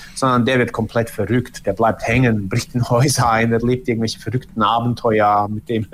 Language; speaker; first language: German; early bilingual, other home language; Bosnian